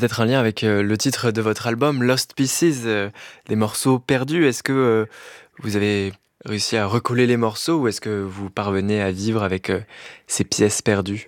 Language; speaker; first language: French; native; French